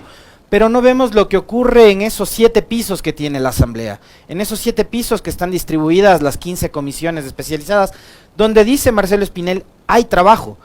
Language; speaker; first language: Spanish; native; Spanish